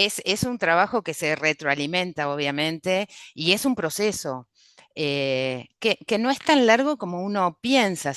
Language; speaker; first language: Spanish; native; Spanish